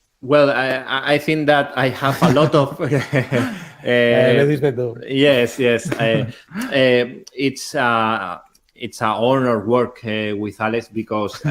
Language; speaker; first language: English; non-native, learner; Spanish